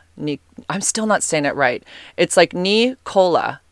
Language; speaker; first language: English; native; English